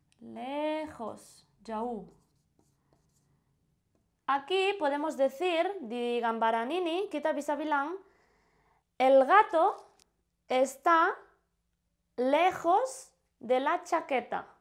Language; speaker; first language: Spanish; non-native, fluent; Indonesian